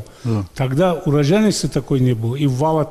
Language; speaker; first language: Russian; native; Russian